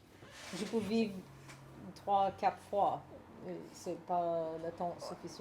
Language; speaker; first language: French; non-native, learner; English